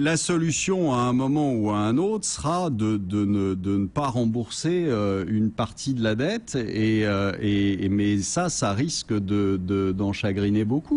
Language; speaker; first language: French; native; French